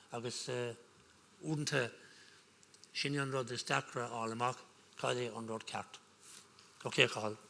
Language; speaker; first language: Irish; non-native, local second language; English